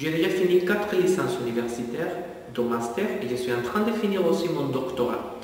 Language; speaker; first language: French; non-native, fluent; Spanish